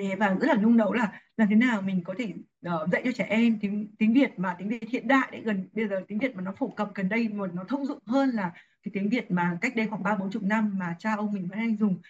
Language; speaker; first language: Vietnamese; native; Vietnamese